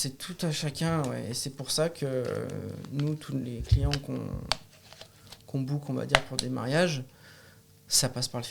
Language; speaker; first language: French; native; French